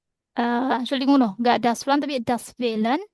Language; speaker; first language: German; non-native, fluent; Indonesian